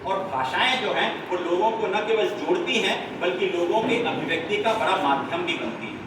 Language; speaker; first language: Hindi; non-native, local second language; Kannada